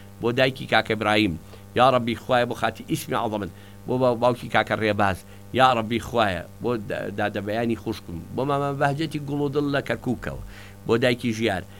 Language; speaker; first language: Central Kurdish; native; Central Kurdish